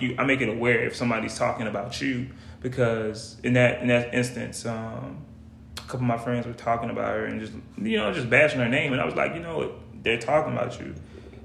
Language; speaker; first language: English; native; English